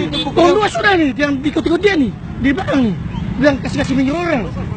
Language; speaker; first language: Indonesian; native; Indonesian